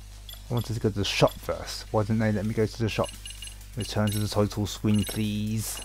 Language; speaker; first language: English; native; English